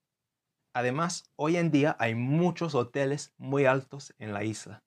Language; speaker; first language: Spanish; non-native, fluent; English